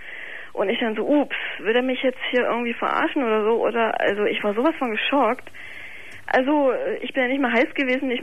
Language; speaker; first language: German; native; German